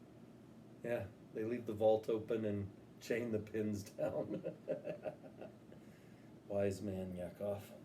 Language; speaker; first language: English; native; English